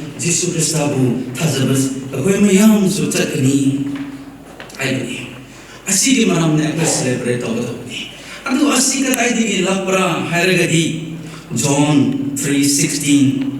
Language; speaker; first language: Manipuri; non-native, local second language; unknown